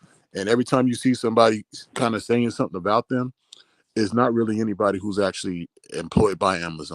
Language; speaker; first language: English; native; English